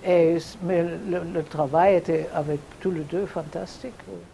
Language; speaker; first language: French; non-native, fluent; German